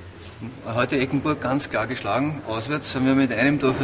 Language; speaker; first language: German; native; German